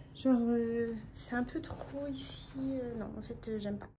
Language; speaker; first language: French; native; French